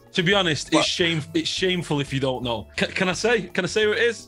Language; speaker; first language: English; native; English